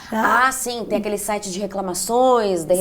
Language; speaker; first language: Portuguese; native; Portuguese